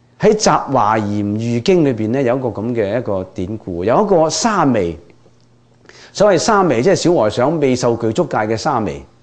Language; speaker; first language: Chinese; non-native, local second language; Cantonese